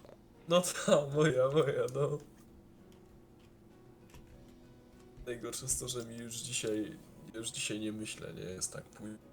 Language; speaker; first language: Polish; early bilingual, heritage; Polish